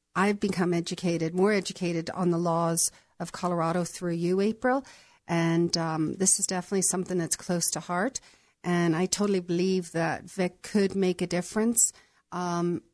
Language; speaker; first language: English; native; English